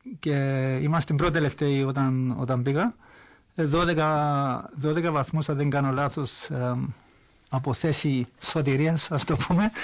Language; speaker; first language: Greek; early bilingual, heritage; Greek